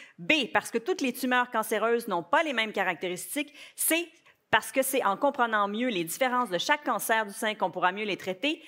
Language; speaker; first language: French; native; French